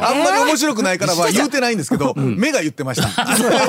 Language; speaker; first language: Japanese; native; Japanese